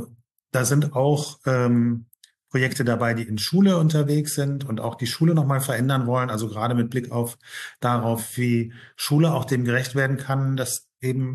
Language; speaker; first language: German; native; German